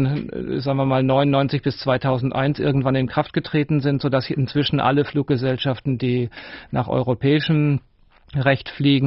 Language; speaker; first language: German; native; German